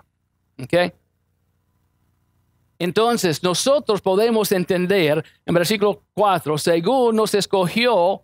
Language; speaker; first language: Spanish; non-native, fluent; English